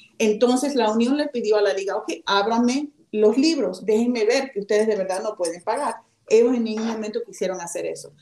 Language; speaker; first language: Spanish; native; Spanish